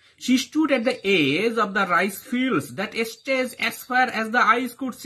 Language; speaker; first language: English; non-native, local second language; Bangla